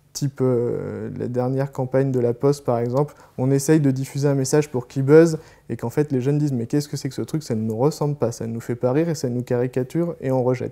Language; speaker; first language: French; native; French